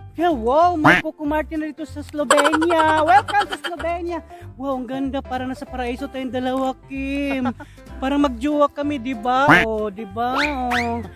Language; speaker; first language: Filipino; non-native, local second language; Cebuano